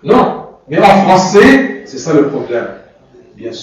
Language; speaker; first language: French; non-native, fluent; Arabic